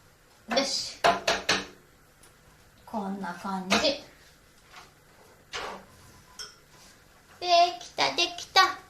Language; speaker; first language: Japanese; native; Japanese